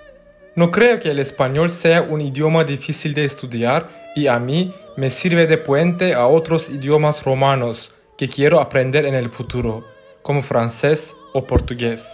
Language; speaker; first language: Spanish; non-native, fluent; Turkish